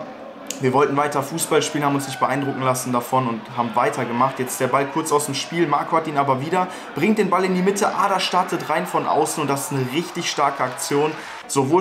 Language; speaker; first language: German; native; German